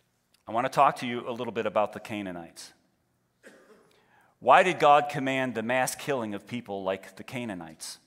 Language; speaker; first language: English; native; English